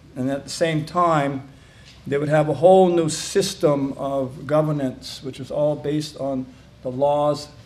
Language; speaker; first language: English; native; English